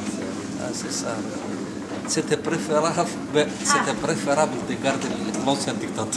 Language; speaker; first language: French; non-native, fluent; Somali